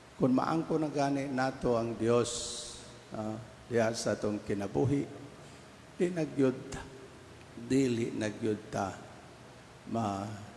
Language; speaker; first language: Cebuano; native; Cebuano